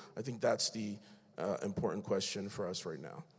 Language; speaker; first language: English; native; English